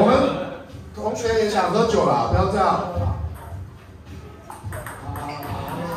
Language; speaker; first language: Chinese; native; Chinese